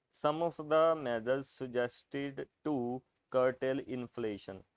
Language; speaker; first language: English; non-native, local second language; Punjabi